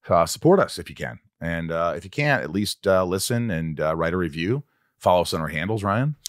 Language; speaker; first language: English; native; English